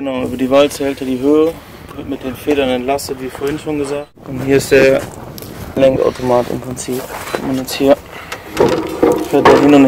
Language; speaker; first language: German; native; German